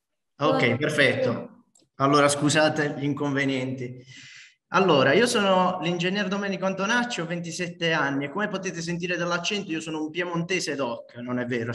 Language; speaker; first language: Italian; native; Italian